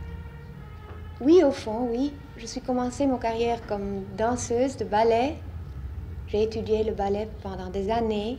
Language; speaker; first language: French; non-native, fluent; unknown